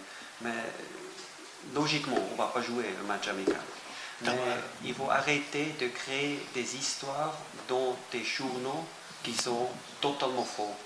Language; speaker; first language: French; non-native, fluent; German